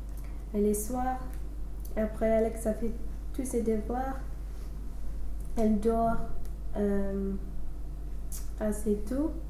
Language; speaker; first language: French; non-native, learner; English